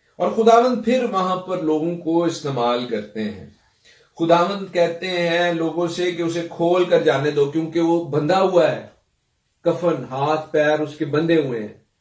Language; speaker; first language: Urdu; non-native, local second language; Punjabi